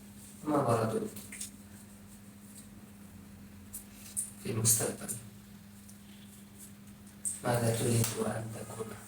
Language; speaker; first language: Arabic; non-native, fluent; Bangla